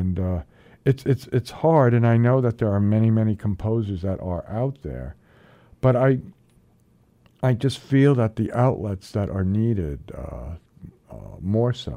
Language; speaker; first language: English; native; English